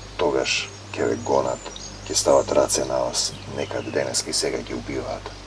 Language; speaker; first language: Macedonian; native; Macedonian